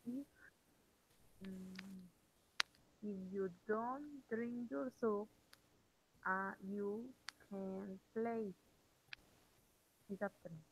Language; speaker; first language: English; non-native, learner; Spanish